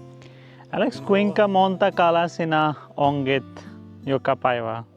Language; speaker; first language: Finnish; non-native, learner; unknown